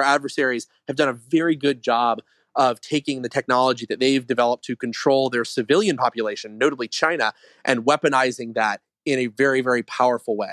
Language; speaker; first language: English; native; English